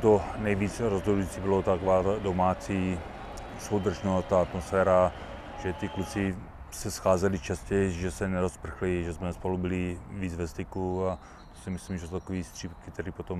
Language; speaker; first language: Czech; native; Czech